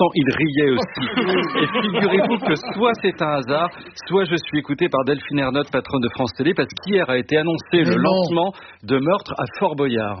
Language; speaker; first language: French; native; French